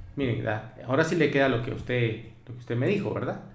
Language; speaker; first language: Spanish; native; Spanish